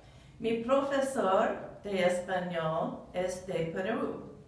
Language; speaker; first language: Spanish; non-native, learner; English